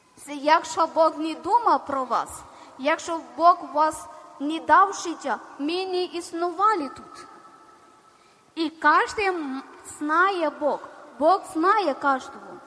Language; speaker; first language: Ukrainian; non-native, learner; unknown